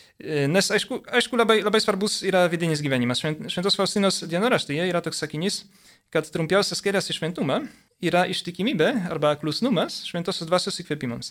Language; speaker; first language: Lithuanian; early bilingual, heritage; Lithuanian